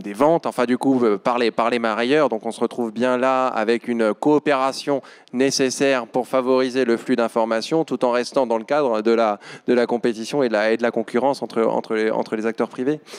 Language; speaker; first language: French; native; French